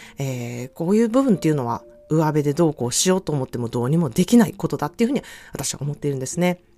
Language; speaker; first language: Japanese; native; Japanese